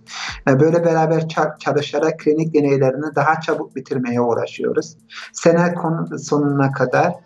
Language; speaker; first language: Turkish; early bilingual, heritage; Turkish